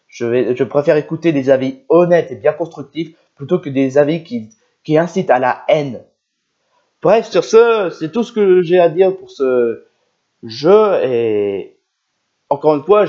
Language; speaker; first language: French; native; French